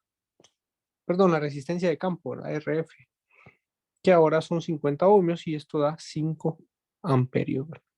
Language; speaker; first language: Spanish; native; Spanish